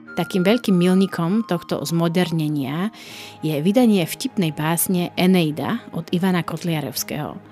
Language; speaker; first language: Slovak; native; Slovak